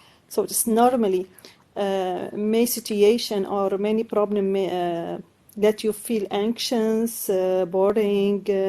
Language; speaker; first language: English; non-native, learner; Arabic